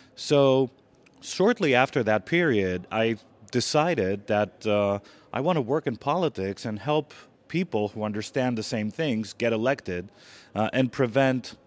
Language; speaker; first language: English; non-native, fluent; Greek